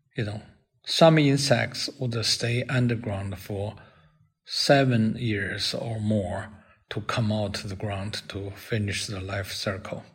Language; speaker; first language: English; non-native, fluent; Chinese